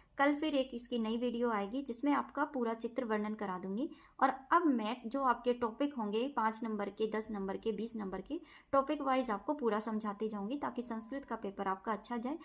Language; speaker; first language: Hindi; native; Hindi